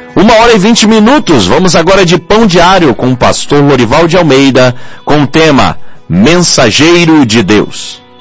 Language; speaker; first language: Portuguese; native; Portuguese